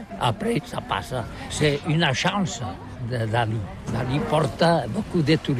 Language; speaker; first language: French; non-native, learner; Catalan